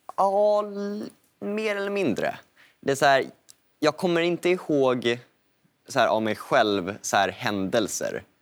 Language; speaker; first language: Swedish; native; Swedish